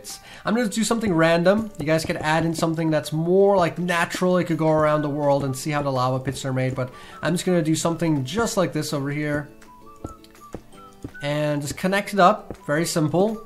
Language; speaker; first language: English; native; English